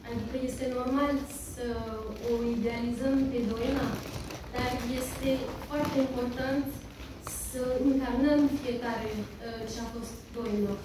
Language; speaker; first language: Romanian; early bilingual, heritage; French